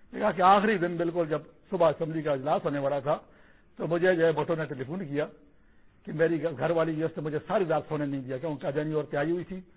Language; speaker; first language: Urdu; non-native, local second language; Pashto